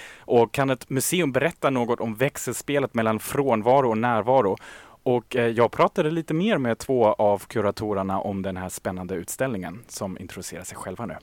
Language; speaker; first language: Swedish; native; Swedish